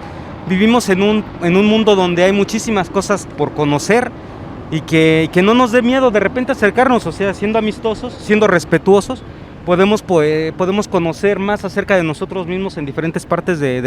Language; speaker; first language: Spanish; native; Spanish